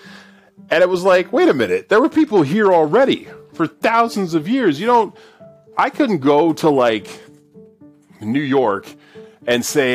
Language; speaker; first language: English; native; English